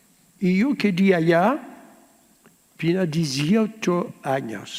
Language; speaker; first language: Spanish; early bilingual, heritage; Spanish